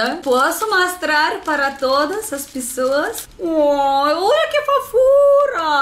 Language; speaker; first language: Portuguese; non-native, learner; Russian